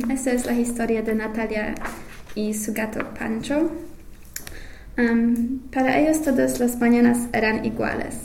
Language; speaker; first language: Spanish; non-native, learner; English